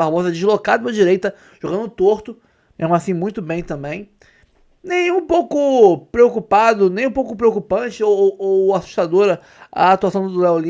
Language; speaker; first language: Portuguese; native; Portuguese